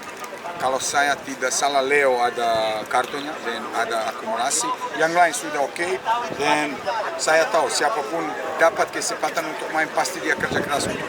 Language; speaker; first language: Indonesian; non-native, learner; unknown